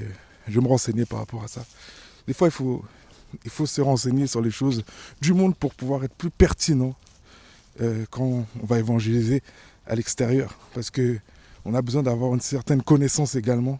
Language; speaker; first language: French; native; French